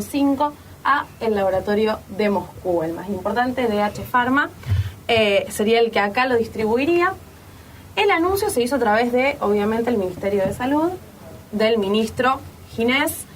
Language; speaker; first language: Spanish; native; Spanish